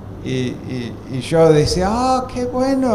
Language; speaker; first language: Spanish; non-native, fluent; English